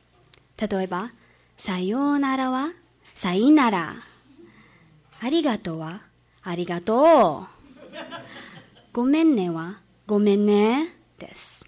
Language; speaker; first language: Japanese; non-native, fluent; English